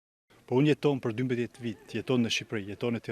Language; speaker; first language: Albanian; non-native, learner; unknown